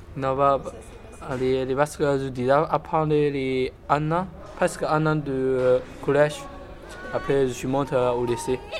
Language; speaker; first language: French; non-native, learner; Chinese